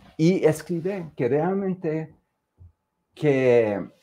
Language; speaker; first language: Spanish; non-native, fluent; Hungarian